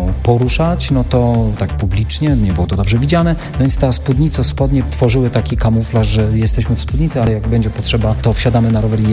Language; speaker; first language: Polish; native; Polish